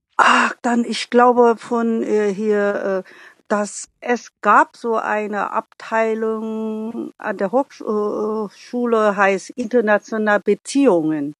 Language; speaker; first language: German; non-native, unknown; Vietnamese